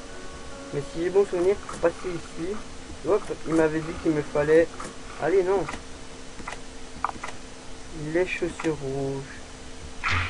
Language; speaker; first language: French; native; French